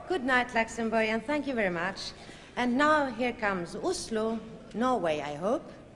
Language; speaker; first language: English; non-native, fluent; Swedish